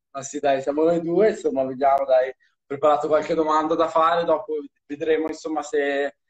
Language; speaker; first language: Italian; native; Italian